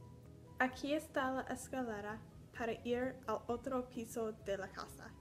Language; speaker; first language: Spanish; non-native, learner; English